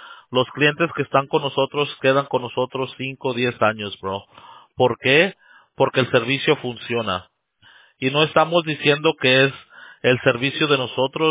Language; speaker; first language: Spanish; early bilingual, heritage; Spanish